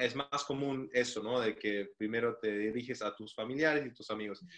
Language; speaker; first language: Spanish; non-native, fluent; German